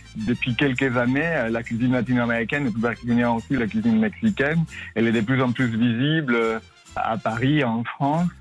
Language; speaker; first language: French; non-native, fluent; Spanish